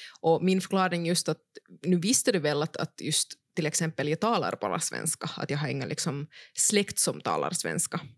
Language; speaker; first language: Swedish; native; Swedish